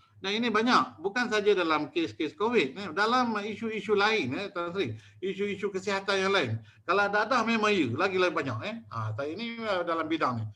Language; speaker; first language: Malay; native; Malay